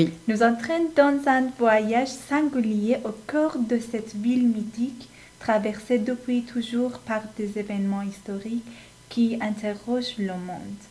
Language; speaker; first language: French; non-native, fluent; Persian